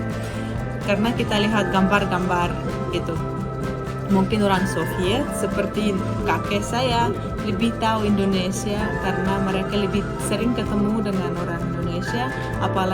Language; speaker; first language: Indonesian; non-native, fluent; Russian